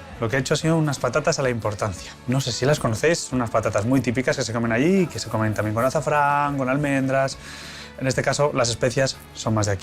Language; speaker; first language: Spanish; native; Spanish